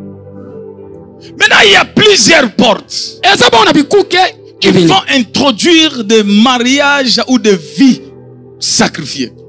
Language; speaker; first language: French; non-native, local second language; Lingala